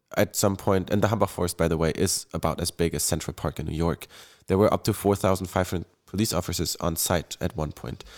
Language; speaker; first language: English; non-native, fluent; German